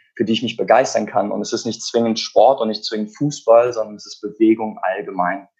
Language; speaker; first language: German; native; German